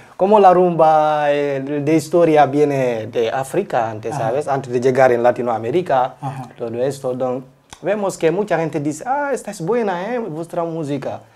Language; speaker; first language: Spanish; non-native, learner; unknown